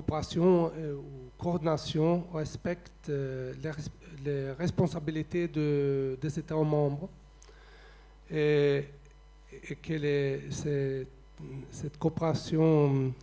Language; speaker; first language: French; non-native, fluent; Swedish